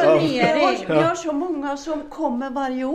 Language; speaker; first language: Swedish; native; Swedish